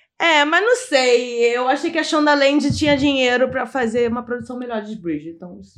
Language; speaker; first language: Portuguese; native; Portuguese